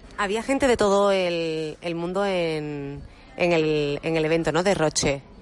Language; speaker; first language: Spanish; native; Spanish